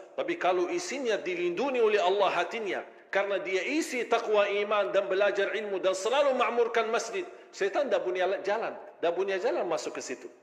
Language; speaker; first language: Malay; non-native, fluent; Arabic